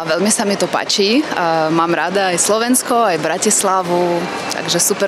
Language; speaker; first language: Slovak; non-native, fluent; Russian